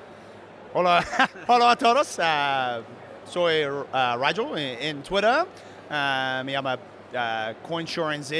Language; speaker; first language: Spanish; non-native, learner; English